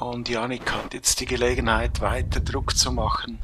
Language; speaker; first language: German; native; German